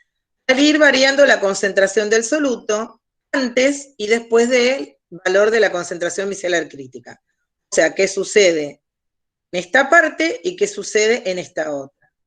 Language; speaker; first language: Spanish; native; Spanish